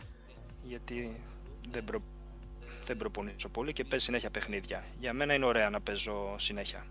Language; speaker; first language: Greek; non-native, fluent; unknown